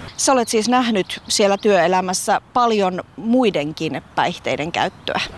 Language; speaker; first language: Finnish; native; Finnish